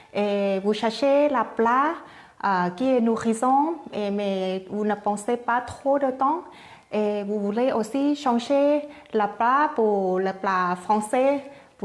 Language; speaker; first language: French; non-native, learner; Thai